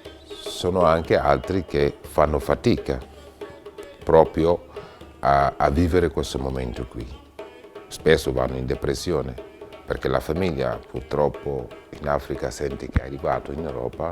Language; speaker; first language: Italian; non-native, fluent; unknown